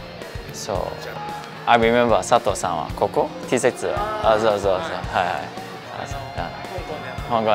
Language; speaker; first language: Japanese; non-native, fluent; Cantonese